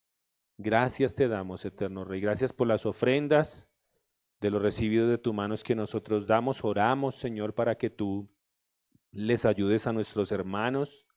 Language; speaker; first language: Spanish; native; Spanish